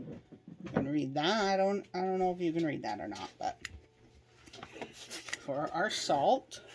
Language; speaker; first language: English; native; English